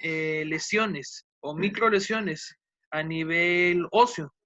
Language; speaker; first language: Spanish; native; Spanish